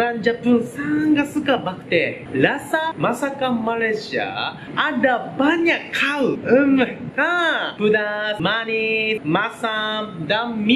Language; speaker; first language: Indonesian; non-native, learner; Japanese